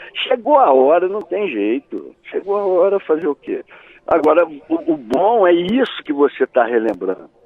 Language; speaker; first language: Portuguese; native; Portuguese